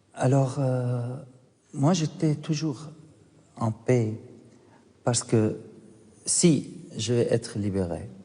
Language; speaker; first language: French; non-native, fluent; Arabic